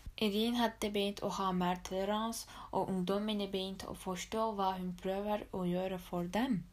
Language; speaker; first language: Norwegian; non-native, learner; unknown